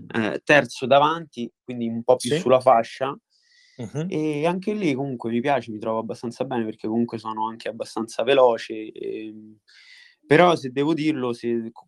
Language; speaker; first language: Italian; native; Italian